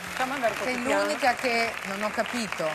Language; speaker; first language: Italian; native; Italian